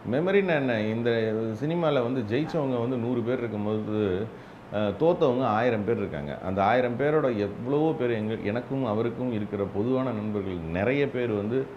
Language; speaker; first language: Tamil; native; Tamil